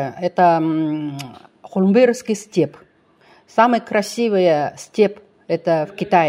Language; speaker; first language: Russian; non-native, learner; Chinese